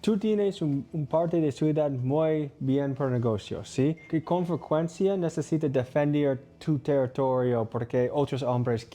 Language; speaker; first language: Spanish; non-native, learner; English